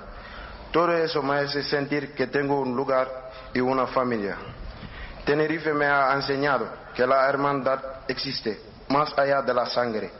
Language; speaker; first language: Spanish; non-native, learner; Wolof